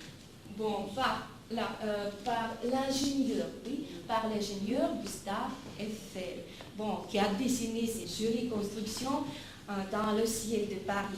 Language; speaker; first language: French; non-native, fluent; Russian